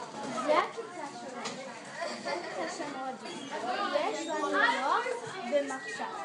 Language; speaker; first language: Hebrew; non-native, learner; English